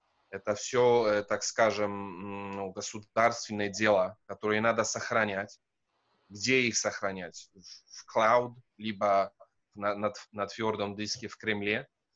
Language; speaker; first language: Russian; non-native, fluent; Polish